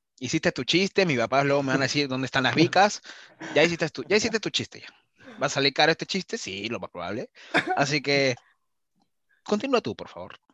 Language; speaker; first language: Spanish; native; Spanish